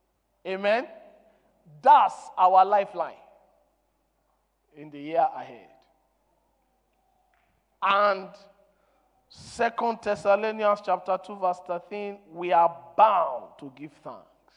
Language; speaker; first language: English; non-native, local second language; Yoruba